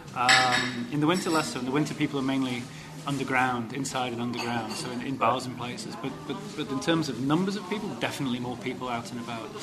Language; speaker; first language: English; native; English